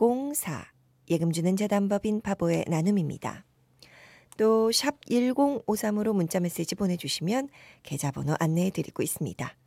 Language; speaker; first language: Korean; native; Korean